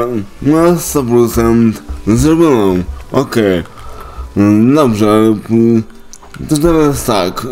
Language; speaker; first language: Polish; native; Polish